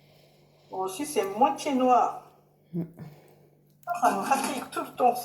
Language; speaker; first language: French; non-native, learner; Japanese